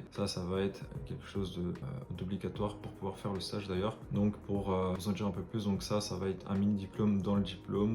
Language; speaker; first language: French; native; French